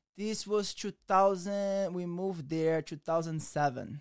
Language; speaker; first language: English; non-native, learner; Portuguese